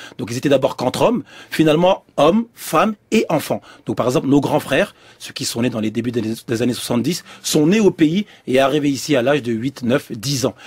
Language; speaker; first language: French; early bilingual, other home language; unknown